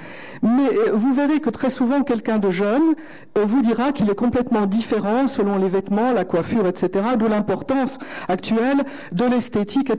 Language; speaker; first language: French; native; French